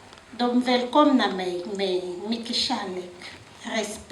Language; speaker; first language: Swedish; non-native, fluent; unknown